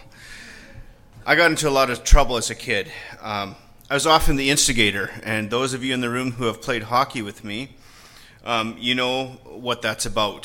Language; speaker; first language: English; native; English